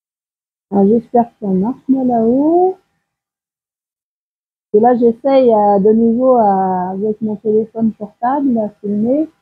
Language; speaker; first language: French; native; French